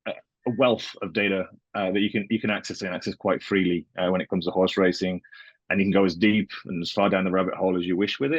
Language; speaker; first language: English; native; English